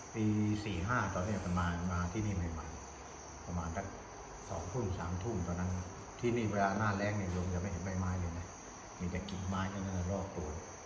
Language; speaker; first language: Thai; native; Thai